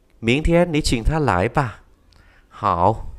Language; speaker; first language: Chinese; non-native, fluent; Vietnamese